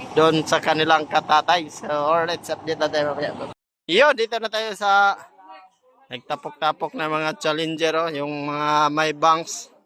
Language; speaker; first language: Filipino; non-native, local second language; Hiligaynon